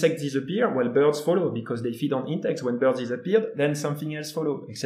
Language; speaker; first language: English; non-native, fluent; French